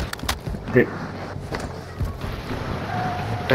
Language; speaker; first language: English; non-native, learner; Spanish